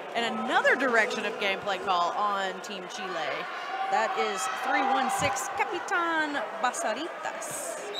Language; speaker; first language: English; native; English